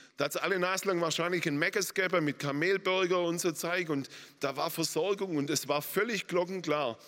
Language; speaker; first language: German; native; German